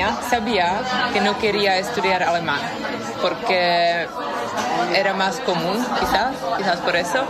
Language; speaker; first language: Spanish; non-native, fluent; Czech